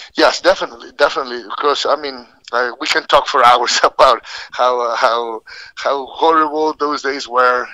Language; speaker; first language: English; non-native, fluent; Spanish